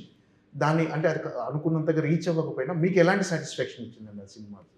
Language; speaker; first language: Telugu; native; Telugu